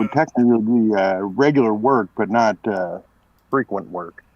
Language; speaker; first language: English; native; English